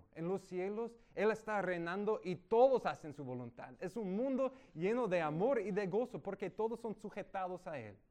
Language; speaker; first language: Spanish; non-native, fluent; English